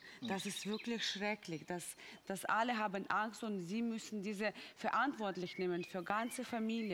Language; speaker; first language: German; non-native, fluent; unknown